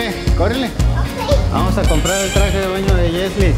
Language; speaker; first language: Spanish; native; Spanish